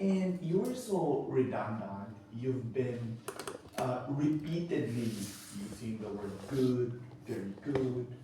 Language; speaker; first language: English; non-native, fluent; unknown